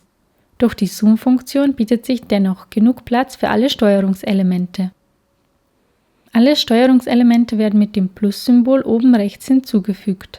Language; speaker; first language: German; native; German